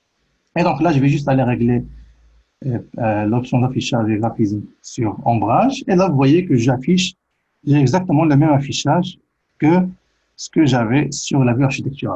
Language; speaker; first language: French; native; French